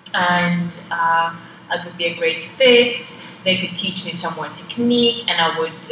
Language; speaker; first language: English; non-native, fluent; Estonian